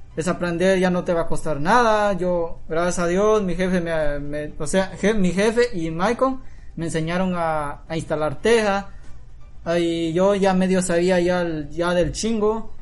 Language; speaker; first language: Spanish; non-native, local second language; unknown